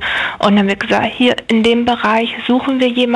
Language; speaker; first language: German; native; German